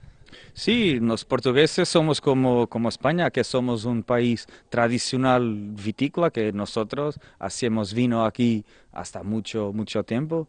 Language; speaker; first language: Spanish; non-native, fluent; Portuguese